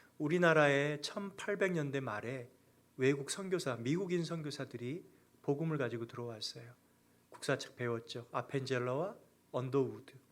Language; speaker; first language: Korean; native; Korean